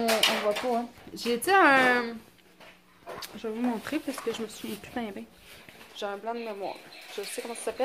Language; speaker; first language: French; native; French